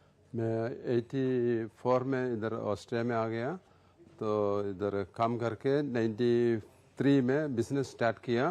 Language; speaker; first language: Hindi; non-native, local second language; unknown